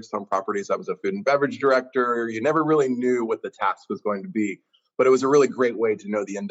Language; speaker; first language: English; native; English